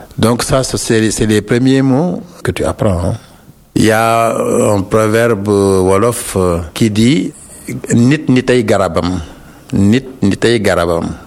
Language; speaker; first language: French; non-native, local second language; Wolof